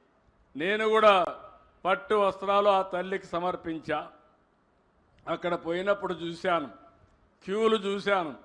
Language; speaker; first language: Telugu; native; Telugu